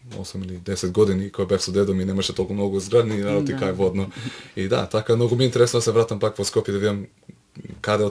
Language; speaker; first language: Macedonian; early bilingual, heritage; Macedonian